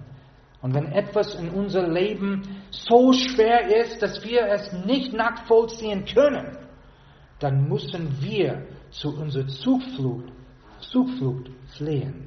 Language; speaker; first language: German; non-native, fluent; English